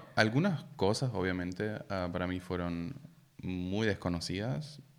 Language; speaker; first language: Spanish; non-native, fluent; German